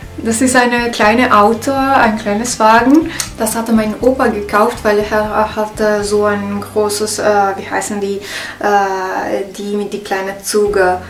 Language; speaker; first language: German; non-native, learner; Italian